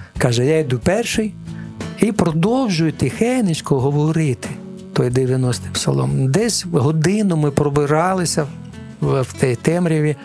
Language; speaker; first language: Ukrainian; non-native, local second language; Russian